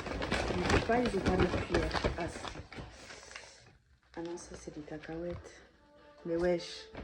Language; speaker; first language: French; native; French